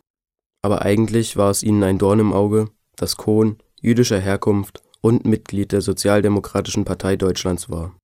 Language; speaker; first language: German; native; German